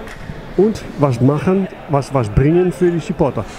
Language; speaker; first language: German; non-native, learner; Dutch